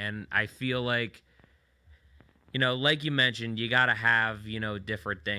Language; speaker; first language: English; native; English